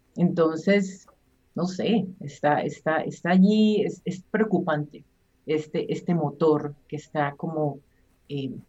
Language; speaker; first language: Spanish; native; Spanish